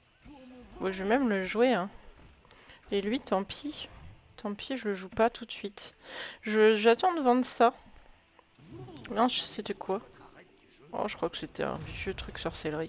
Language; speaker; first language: French; native; French